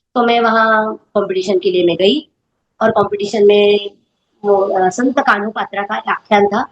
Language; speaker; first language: Hindi; non-native, local second language; Marathi